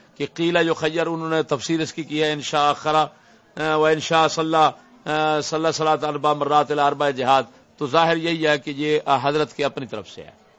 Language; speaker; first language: Urdu; non-native, local second language; Punjabi